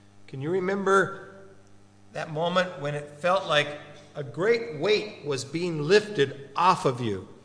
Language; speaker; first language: English; native; English